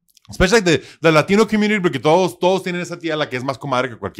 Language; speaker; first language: Spanish; early bilingual, heritage; Spanish